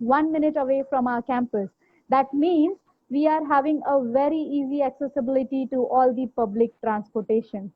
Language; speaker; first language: English; non-native, local second language; Hindi